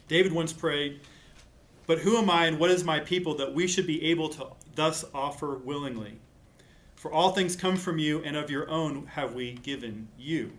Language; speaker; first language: English; native; English